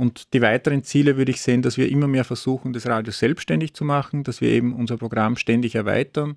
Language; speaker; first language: German; native; German